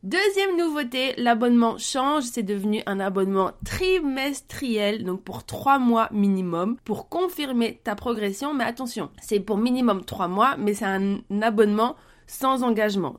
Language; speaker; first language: French; native; French